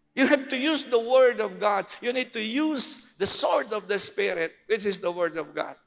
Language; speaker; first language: English; non-native, local second language; Filipino